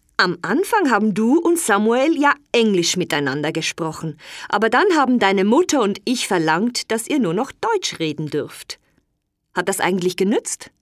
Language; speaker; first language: German; native; German